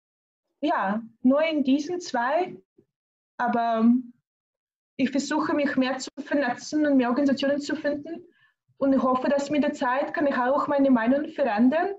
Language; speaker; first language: German; non-native, fluent; Russian